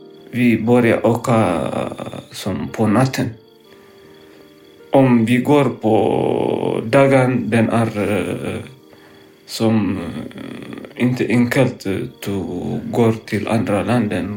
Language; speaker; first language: Swedish; non-native, learner; Tigrinya